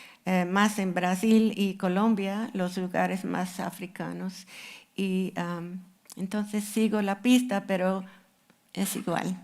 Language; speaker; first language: Spanish; non-native, fluent; English